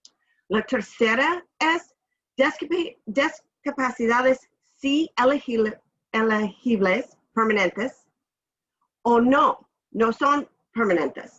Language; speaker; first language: Spanish; non-native, learner; English